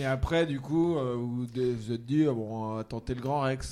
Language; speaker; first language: French; native; French